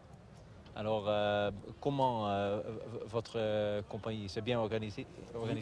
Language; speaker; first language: French; non-native, learner; Dutch